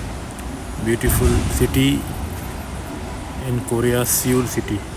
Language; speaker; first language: English; non-native, learner; Urdu